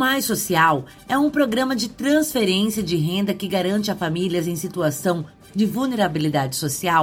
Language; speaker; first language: Portuguese; native; Portuguese